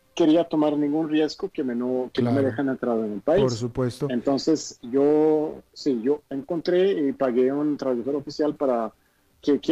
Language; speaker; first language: Spanish; non-native, fluent; Swedish